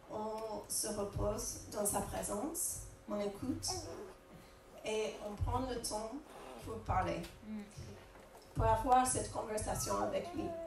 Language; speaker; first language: French; non-native, fluent; English